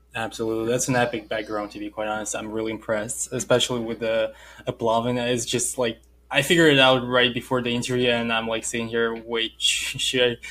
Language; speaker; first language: English; non-native, fluent; Russian